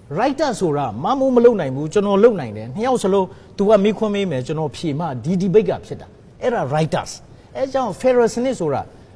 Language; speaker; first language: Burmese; non-native, local second language; Hakha Chin